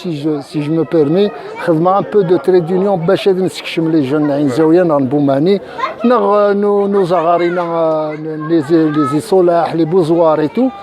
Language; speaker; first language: French; non-native, local second language; Kabyle